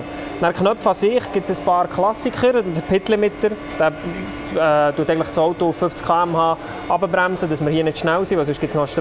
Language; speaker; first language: German; native; German